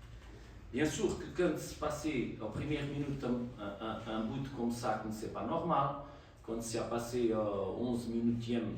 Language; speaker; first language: French; non-native, learner; Portuguese